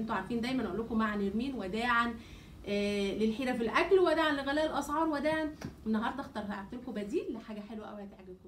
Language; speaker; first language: Arabic; native; Arabic